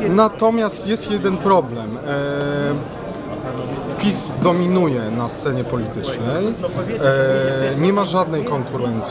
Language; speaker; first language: Polish; native; Polish